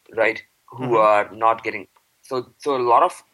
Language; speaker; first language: English; non-native, local second language; Urdu